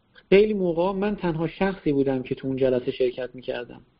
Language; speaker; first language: Persian; native; Persian